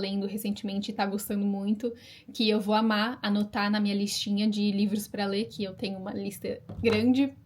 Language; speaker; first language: Portuguese; native; Portuguese